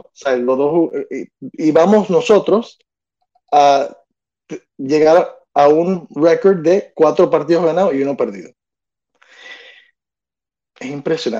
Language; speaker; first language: Spanish; early bilingual, other home language; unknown